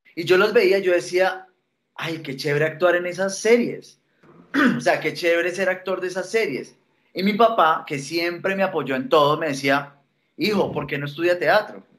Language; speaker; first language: Spanish; native; Spanish